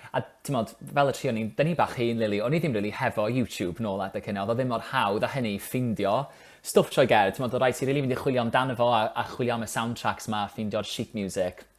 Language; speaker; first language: Welsh; native; Welsh